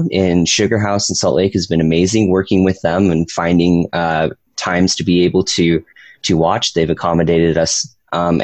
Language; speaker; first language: English; native; English